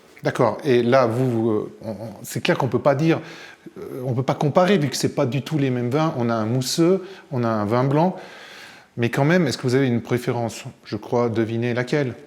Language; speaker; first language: French; native; French